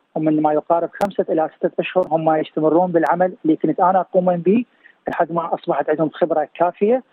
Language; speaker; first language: Arabic; native; Arabic